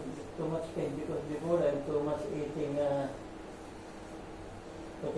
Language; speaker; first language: English; non-native, learner; Filipino